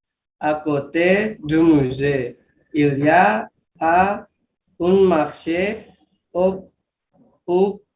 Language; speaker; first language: French; non-native, learner; Indonesian